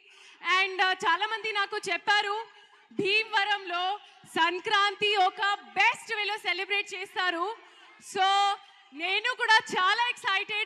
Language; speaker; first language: Telugu; non-native, learner; Hindi